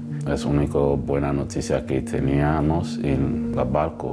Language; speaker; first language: Spanish; non-native, learner; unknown